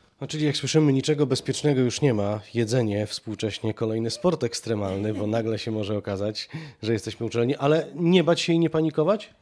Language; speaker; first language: Polish; native; Polish